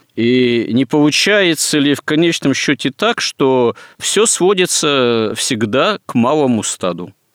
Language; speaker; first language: Russian; native; Russian